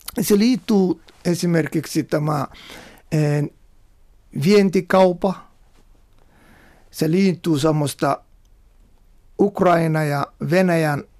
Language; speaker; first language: Finnish; non-native, fluent; Somali